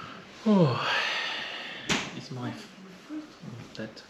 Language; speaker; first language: English; native; English